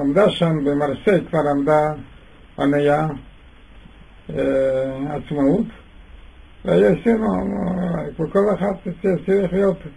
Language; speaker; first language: Hebrew; non-native, fluent; Yiddish